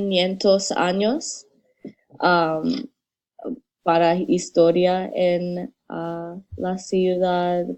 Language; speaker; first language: Spanish; non-native, learner; English